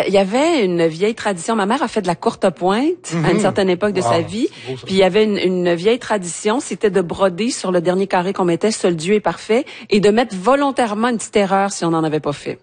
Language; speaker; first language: French; native; French